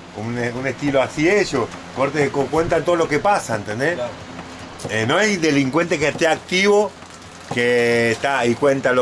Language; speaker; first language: Spanish; native; Spanish